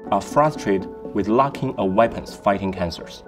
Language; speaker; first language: English; non-native, fluent; Chinese